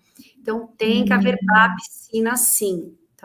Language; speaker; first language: Portuguese; native; Portuguese